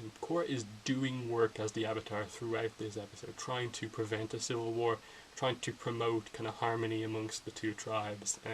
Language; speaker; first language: English; native; English